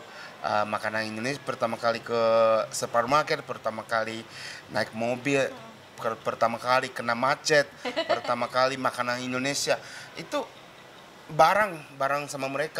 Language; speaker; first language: Indonesian; non-native, fluent; Japanese